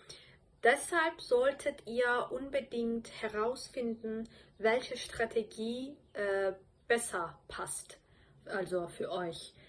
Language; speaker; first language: German; non-native, fluent; Turkish